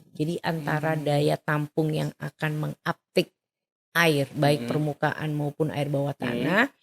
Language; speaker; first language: Indonesian; native; Indonesian